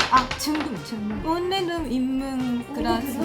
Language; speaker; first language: Korean; non-native, learner; Japanese